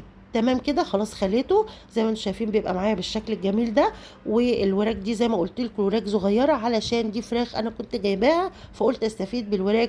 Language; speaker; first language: Arabic; native; Arabic